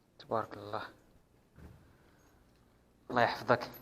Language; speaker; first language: Arabic; native; Arabic